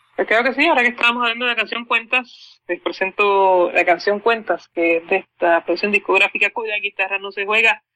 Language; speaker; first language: Spanish; native; Spanish